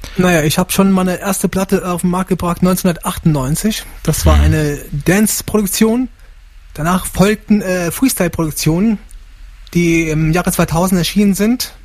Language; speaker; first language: German; early bilingual, heritage; Italian